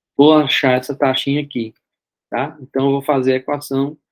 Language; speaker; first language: Portuguese; native; Portuguese